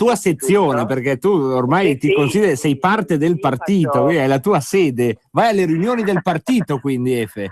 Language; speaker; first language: Italian; native; Italian